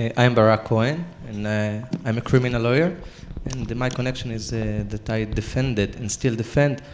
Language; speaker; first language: English; non-native, fluent; Hebrew